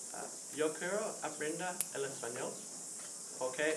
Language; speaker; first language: Spanish; non-native, learner; English